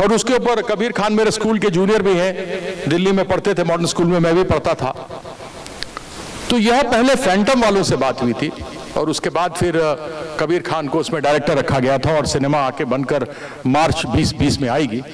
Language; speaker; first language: Hindi; native; Hindi